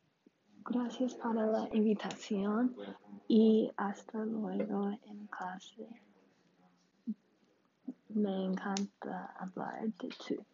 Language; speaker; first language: Spanish; non-native, learner; English